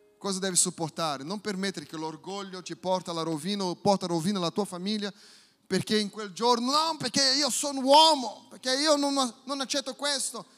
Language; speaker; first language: Italian; non-native, fluent; Portuguese